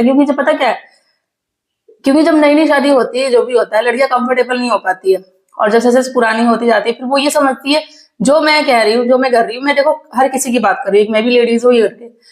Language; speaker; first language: Hindi; native; Hindi